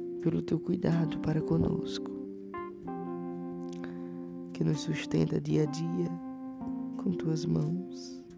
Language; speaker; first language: Portuguese; native; Portuguese